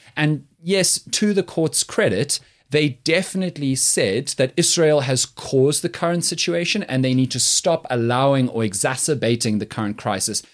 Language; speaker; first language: English; native; English